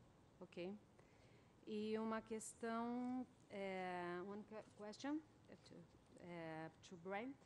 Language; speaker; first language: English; non-native, learner; Portuguese